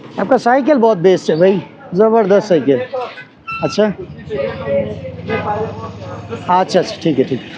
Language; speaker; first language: Hindi; non-native, learner; Bangla